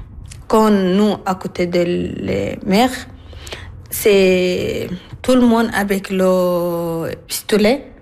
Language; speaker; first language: French; non-native, learner; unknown